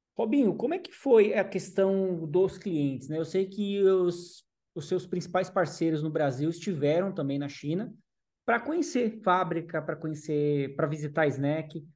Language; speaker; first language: Portuguese; native; Portuguese